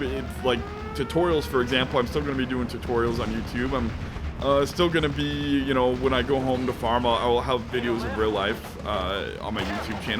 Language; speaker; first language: English; native; English